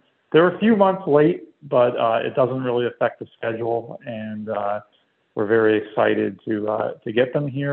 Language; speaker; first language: English; native; English